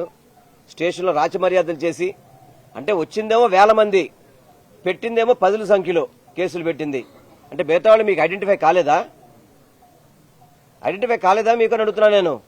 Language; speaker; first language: Telugu; native; Telugu